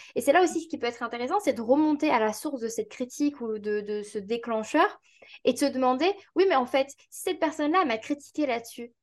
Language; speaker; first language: French; native; French